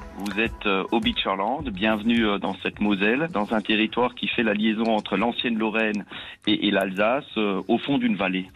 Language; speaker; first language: French; native; French